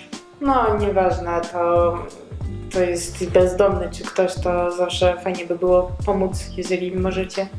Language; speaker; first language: Polish; non-native, learner; Georgian